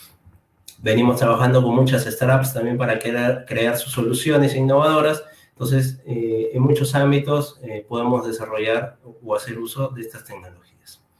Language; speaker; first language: Spanish; native; Spanish